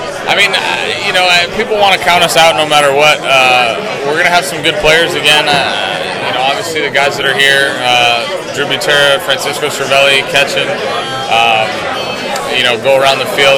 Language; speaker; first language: English; early bilingual, other home language; Italian